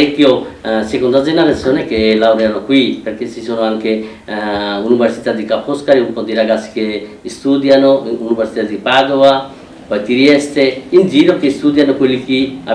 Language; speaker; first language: Italian; non-native, fluent; Bangla